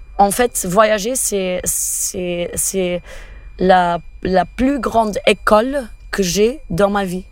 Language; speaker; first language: French; non-native, fluent; Portuguese